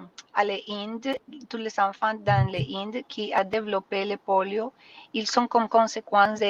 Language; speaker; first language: French; non-native, learner; Spanish